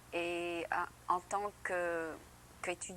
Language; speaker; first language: French; native; French